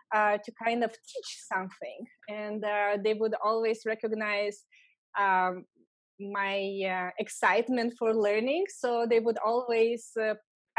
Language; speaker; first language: English; non-native, fluent; Lithuanian